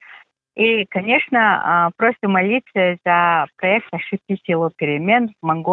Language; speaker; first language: Russian; non-native, fluent; Mongolian